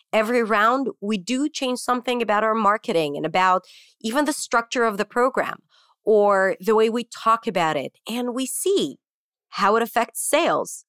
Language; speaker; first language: English; non-native, fluent; Hebrew